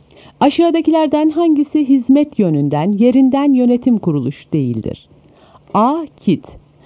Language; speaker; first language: Turkish; native; Turkish